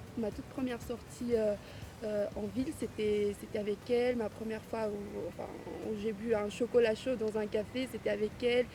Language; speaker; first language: French; non-native, fluent; Arabic